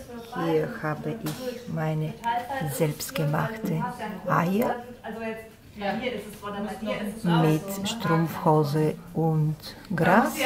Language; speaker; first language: German; non-native, learner; Bulgarian